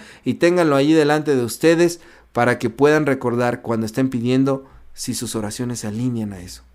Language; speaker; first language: Spanish; native; Spanish